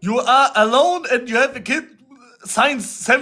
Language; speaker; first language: English; non-native, learner; German